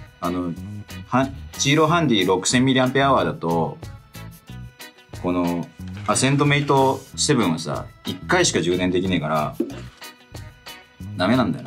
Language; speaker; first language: Japanese; native; Japanese